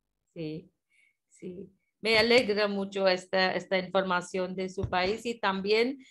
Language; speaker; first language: Spanish; non-native, fluent; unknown